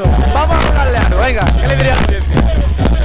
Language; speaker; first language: Spanish; native; Spanish